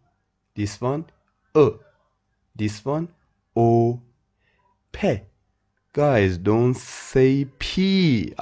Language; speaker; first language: English; non-native, fluent; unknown